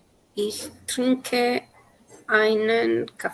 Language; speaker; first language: German; non-native, learner; Spanish